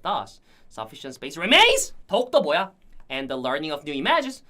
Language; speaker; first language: English; non-native, fluent; Korean